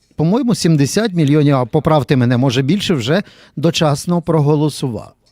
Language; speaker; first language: Ukrainian; native; Ukrainian